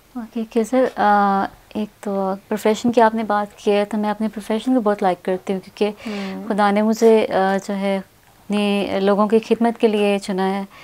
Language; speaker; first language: Urdu; native; Urdu